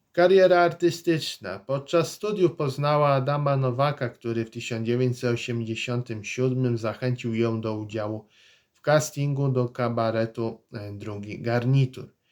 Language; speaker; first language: Polish; native; Polish